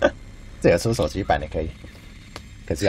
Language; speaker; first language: Chinese; native; Chinese